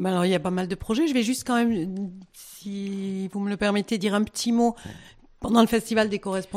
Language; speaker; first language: French; native; French